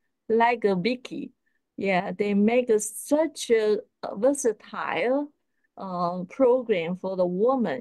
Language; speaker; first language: English; non-native, fluent; Chinese